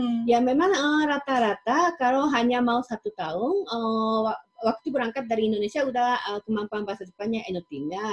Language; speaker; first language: Indonesian; non-native, fluent; Japanese